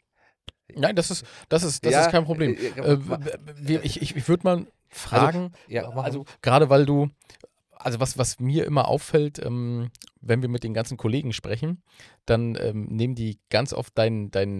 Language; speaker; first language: German; native; German